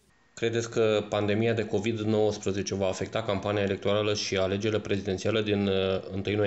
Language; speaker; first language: Romanian; native; Romanian